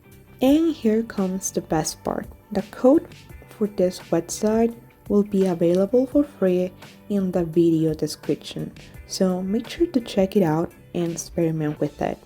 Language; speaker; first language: English; non-native, fluent; Spanish